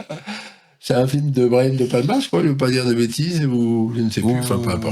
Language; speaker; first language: French; native; French